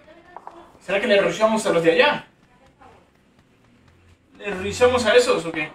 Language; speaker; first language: Spanish; native; Spanish